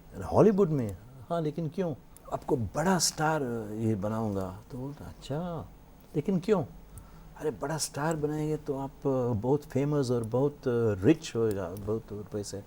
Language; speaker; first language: Hindi; non-native, local second language; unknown